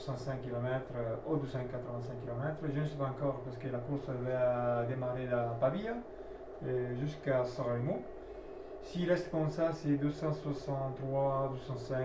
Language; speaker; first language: French; non-native, learner; Italian